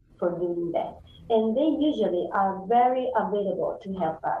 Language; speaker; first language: English; non-native, fluent; Italian